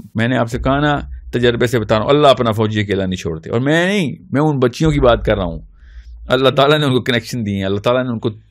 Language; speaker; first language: Urdu; native; Urdu